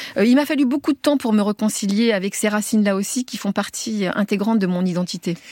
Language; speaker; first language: French; early bilingual, other home language; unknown